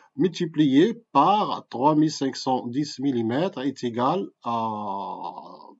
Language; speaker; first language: French; non-native, local second language; Arabic